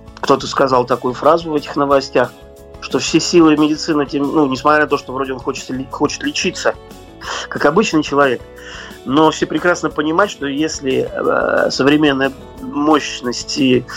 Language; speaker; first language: Russian; native; Russian